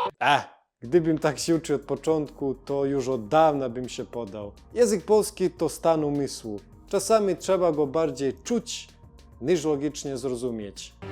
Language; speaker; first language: Polish; non-native, learner; Serbian